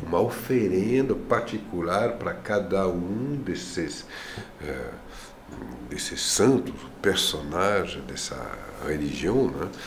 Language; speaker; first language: Portuguese; non-native, fluent; French